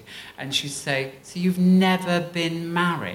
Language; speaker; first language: English; native; English